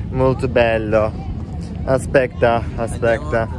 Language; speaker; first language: Italian; non-native, learner; Turkish